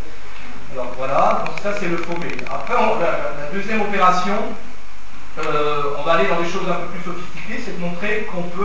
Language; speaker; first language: French; native; French